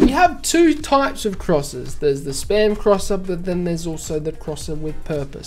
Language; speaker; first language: English; native; English